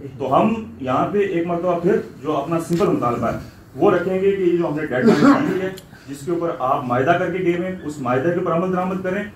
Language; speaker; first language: Urdu; non-native, local second language; Punjabi